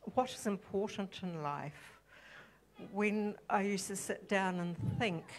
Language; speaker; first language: English; native; English